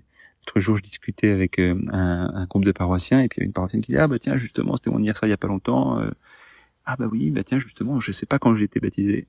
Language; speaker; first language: French; native; French